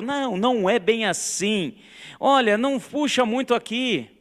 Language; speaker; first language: Portuguese; native; Portuguese